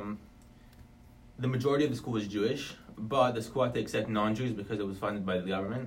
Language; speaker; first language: English; non-native, local second language; Hebrew